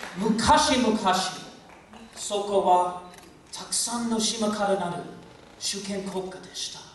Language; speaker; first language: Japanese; non-native, fluent; English